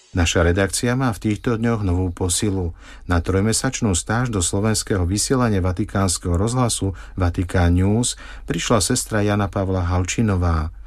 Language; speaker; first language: Slovak; native; Slovak